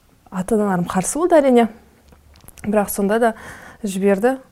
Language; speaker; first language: Kazakh; native; Kazakh